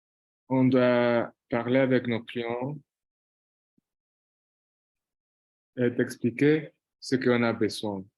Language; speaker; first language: French; non-native, fluent; Portuguese